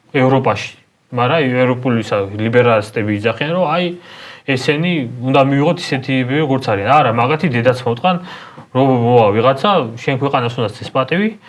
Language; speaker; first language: Georgian; non-native, local second language; Armenian